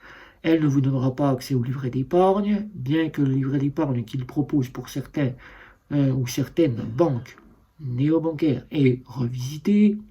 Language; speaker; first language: French; native; French